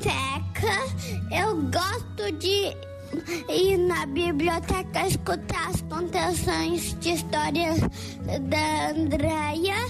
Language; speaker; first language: Portuguese; early bilingual, heritage; Portuguese